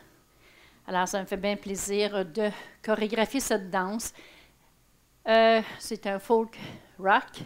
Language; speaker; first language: French; native; French